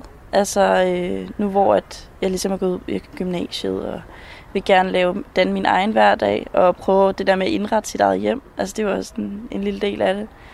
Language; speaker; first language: Danish; native; Danish